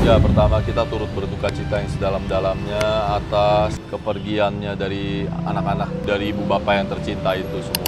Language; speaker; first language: Indonesian; native; Indonesian